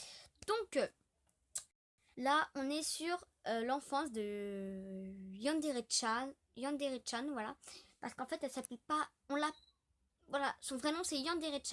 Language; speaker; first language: French; native; French